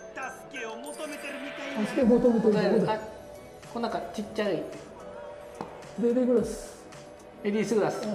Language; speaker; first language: Japanese; native; Japanese